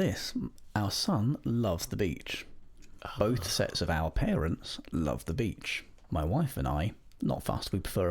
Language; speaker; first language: English; native; English